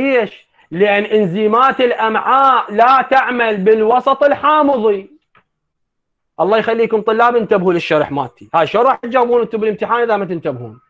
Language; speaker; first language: Arabic; native; Arabic